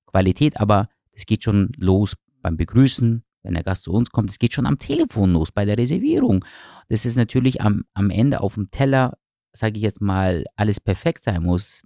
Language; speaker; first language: German; early bilingual, other home language; Turkish